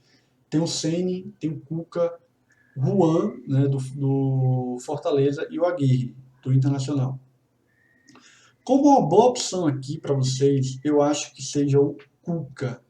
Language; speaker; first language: Portuguese; native; Portuguese